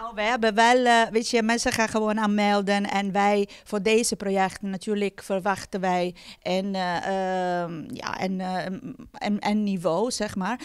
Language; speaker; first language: Dutch; non-native, fluent; Italian